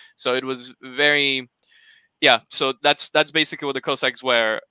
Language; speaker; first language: English; non-native, fluent; Slovak